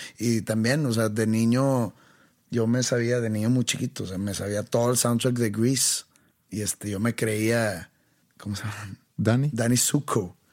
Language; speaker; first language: Spanish; native; Spanish